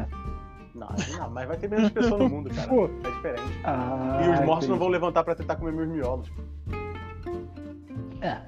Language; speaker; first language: Portuguese; native; Portuguese